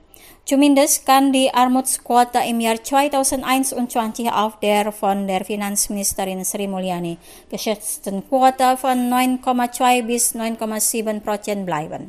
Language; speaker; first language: German; non-native, fluent; Indonesian